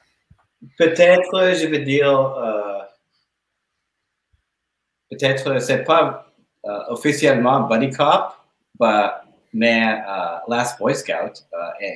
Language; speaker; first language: French; non-native, learner; English